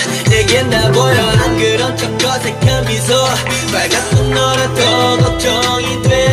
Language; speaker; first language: Korean; early bilingual, heritage; Korean